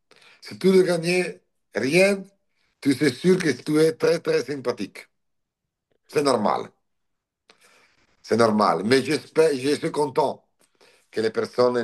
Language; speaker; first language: French; non-native, learner; Italian